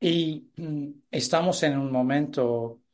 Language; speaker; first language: Spanish; non-native, fluent; English